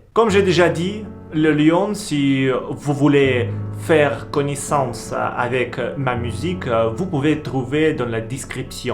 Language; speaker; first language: French; non-native, learner; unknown